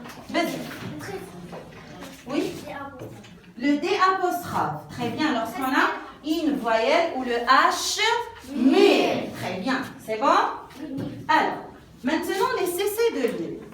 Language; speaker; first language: French; non-native, local second language; Arabic